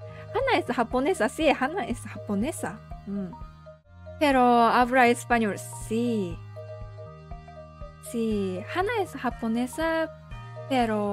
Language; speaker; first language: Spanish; non-native, learner; Japanese